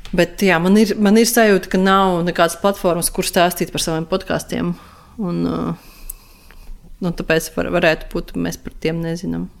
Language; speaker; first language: Latvian; non-native, local second language; Russian